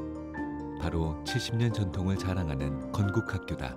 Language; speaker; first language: Korean; native; Korean